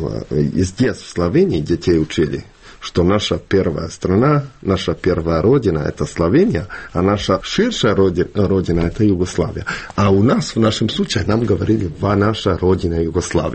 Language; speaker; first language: Russian; non-native, fluent; Bosnian